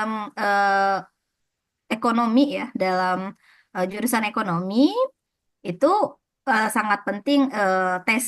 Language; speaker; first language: Indonesian; non-native, fluent; Japanese